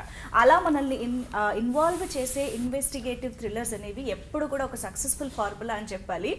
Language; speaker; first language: Telugu; native; Telugu